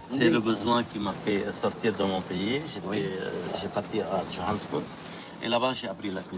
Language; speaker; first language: French; non-native, local second language; Arabic